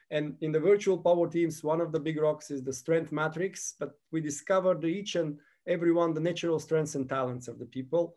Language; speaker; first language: English; non-native, fluent; Bulgarian